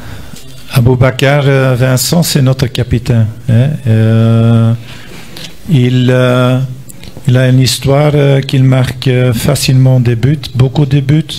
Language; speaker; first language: French; non-native, local second language; Dutch